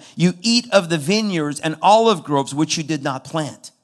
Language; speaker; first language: English; non-native, fluent; Persian